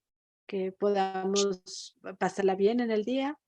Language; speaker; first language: Spanish; native; Spanish